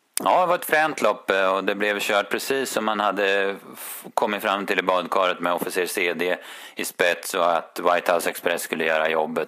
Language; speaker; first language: Swedish; native; Swedish